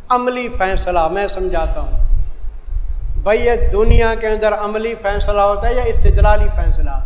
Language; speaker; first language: Urdu; non-native, local second language; Saraiki